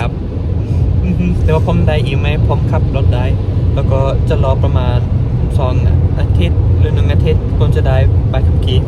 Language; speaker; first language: Thai; early bilingual, heritage; Thai